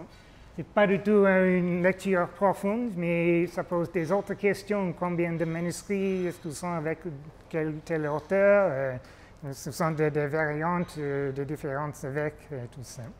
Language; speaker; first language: French; non-native, fluent; English